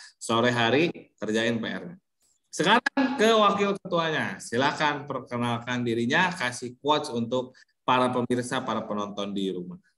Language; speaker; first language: Indonesian; early bilingual, heritage; Indonesian